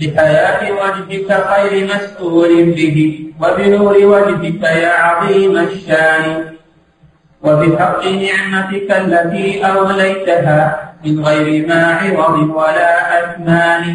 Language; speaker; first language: Arabic; native; Arabic